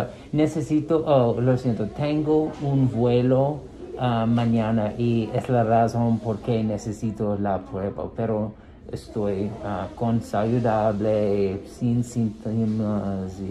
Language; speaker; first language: Spanish; non-native, learner; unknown